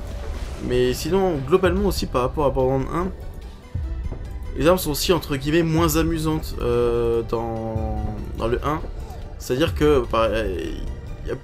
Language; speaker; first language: French; native; French